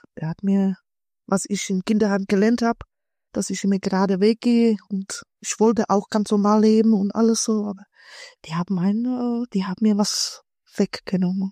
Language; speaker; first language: German; early bilingual, other home language; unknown